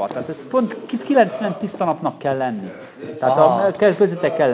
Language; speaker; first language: Hungarian; native; Hungarian